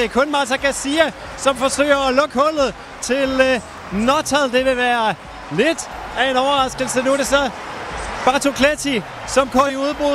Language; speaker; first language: Danish; native; Danish